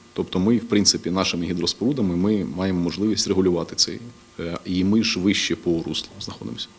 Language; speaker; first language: Ukrainian; native; Ukrainian